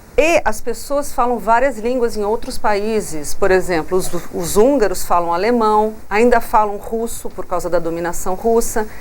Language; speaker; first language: Portuguese; non-native, local second language; English